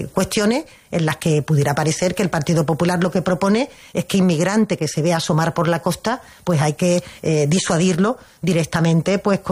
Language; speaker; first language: Spanish; native; Spanish